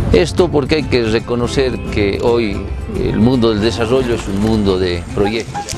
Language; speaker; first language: Spanish; native; Spanish